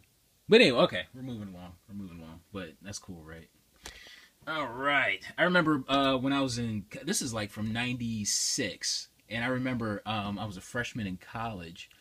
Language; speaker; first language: English; native; English